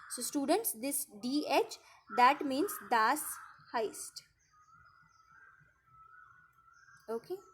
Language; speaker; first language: German; non-native, fluent; Marathi